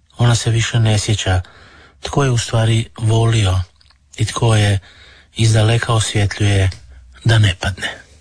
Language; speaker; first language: Serbian; native; Serbian